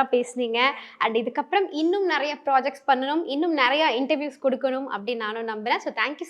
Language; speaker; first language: Tamil; native; Tamil